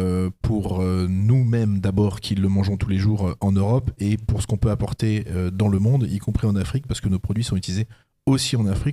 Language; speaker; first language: French; native; French